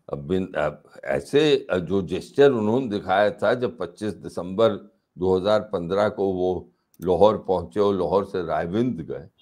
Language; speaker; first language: Hindi; native; Hindi